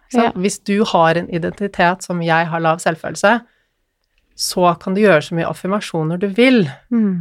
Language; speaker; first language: Norwegian; native; Norwegian